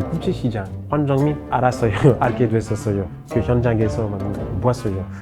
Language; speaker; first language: Korean; non-native, learner; French